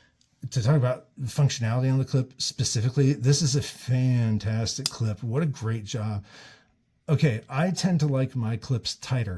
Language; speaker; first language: English; native; English